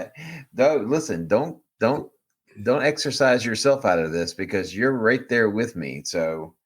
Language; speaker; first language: English; native; English